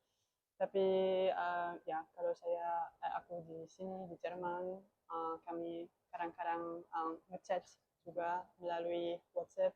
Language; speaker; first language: Indonesian; non-native, learner; German